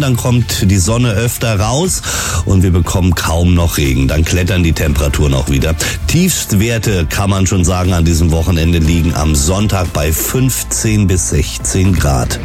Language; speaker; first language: German; native; German